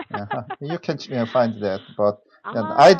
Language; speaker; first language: English; non-native, learner; Korean